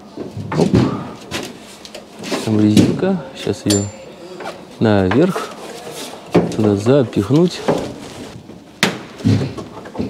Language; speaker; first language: Russian; native; Russian